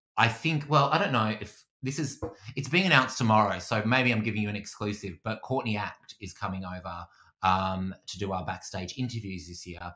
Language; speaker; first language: English; native; English